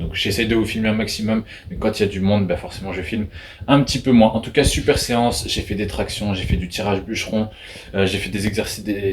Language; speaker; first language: French; native; French